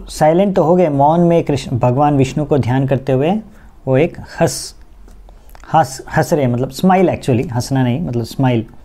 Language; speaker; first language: Hindi; non-native, local second language; Bangla